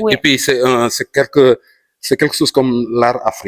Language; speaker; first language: French; non-native, local second language; Wolof